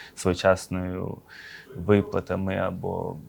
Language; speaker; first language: Ukrainian; native; Ukrainian